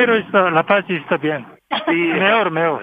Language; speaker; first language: Spanish; non-native, learner; Korean